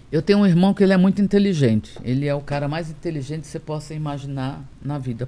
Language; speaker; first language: Portuguese; native; Portuguese